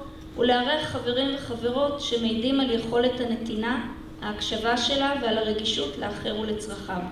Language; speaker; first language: Hebrew; native; Hebrew